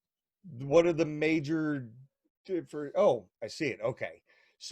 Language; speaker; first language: English; native; English